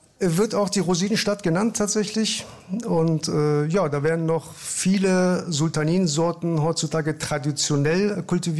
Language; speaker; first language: German; early bilingual, other home language; Persian